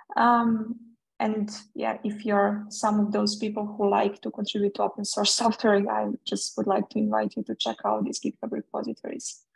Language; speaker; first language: English; non-native, fluent; Serbian